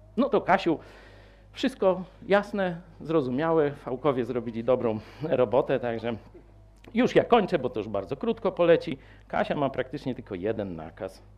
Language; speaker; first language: Polish; native; Polish